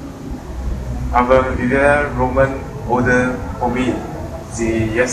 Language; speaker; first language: German; non-native, learner; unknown